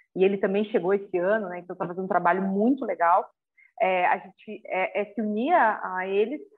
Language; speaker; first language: Portuguese; native; Portuguese